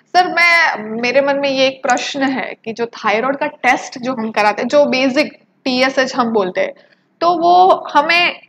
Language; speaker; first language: Hindi; non-native, local second language; Gujarati